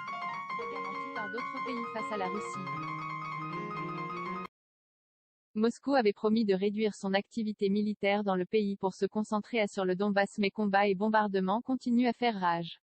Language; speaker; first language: French; native; French